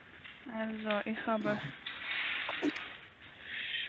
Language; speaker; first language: German; non-native, learner; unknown